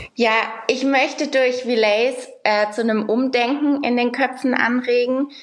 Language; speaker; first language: German; native; German